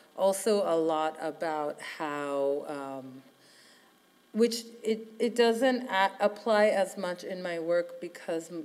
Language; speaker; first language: English; native; English